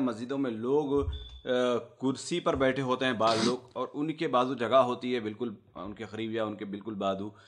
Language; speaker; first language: Urdu; native; Urdu